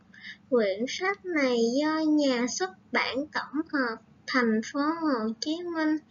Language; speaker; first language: Vietnamese; native; Vietnamese